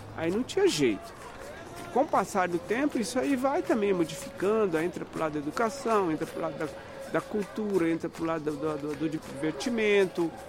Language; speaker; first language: Portuguese; native; Portuguese